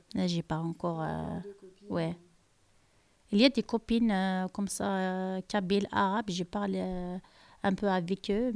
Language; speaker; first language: French; non-native, local second language; Arabic